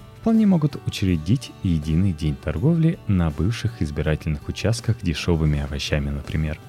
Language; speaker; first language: Russian; native; Russian